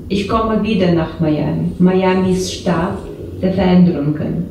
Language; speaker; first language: German; non-native, learner; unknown